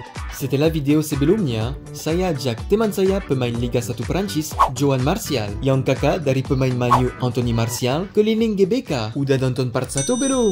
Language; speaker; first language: Indonesian; non-native, fluent; French